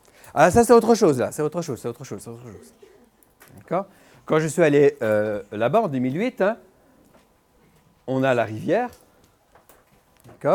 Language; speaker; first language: French; native; French